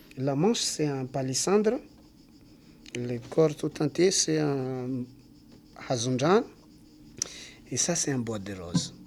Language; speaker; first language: French; non-native, local second language; Malagasy